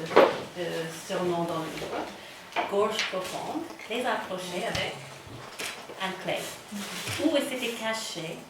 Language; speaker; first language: French; non-native, fluent; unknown